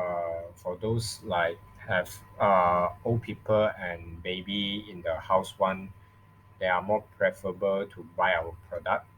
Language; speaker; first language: English; non-native, local second language; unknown